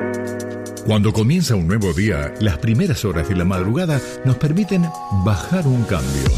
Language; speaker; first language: Spanish; native; Spanish